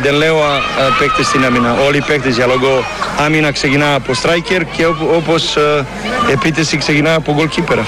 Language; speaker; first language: Greek; non-native, learner; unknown